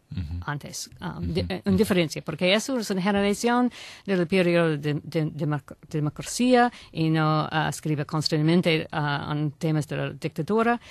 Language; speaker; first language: Spanish; non-native, learner; English